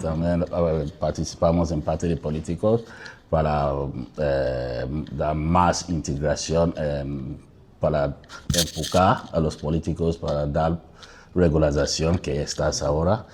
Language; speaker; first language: Spanish; non-native, learner; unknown